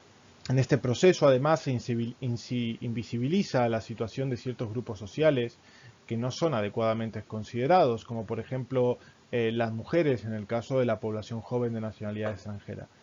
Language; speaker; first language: Spanish; native; Spanish